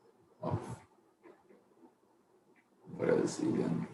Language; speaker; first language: English; non-native, fluent; Portuguese